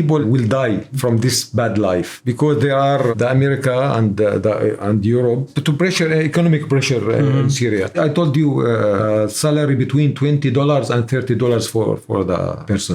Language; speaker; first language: English; non-native, learner; Arabic